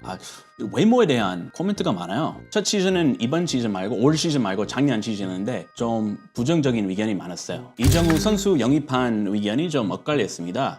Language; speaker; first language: Korean; non-native, fluent; English